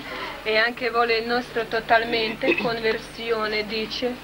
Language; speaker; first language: Italian; non-native, learner; Croatian